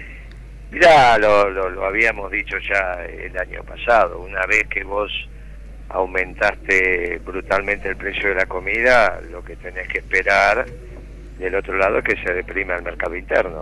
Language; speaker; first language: Spanish; native; Spanish